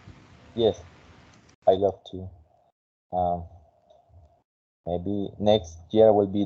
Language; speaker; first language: English; non-native, fluent; Spanish